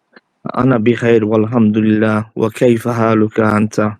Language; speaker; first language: Arabic; non-native, learner; English